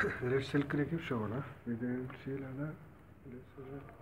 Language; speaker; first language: Arabic; non-native, learner; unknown